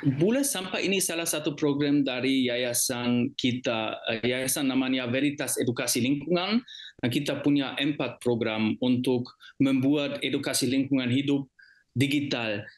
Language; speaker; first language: Indonesian; non-native, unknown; German